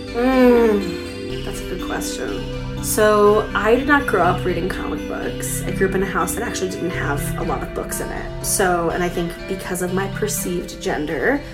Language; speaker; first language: English; native; English